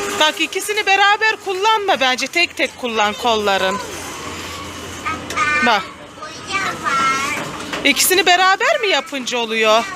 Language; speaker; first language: Turkish; native; Turkish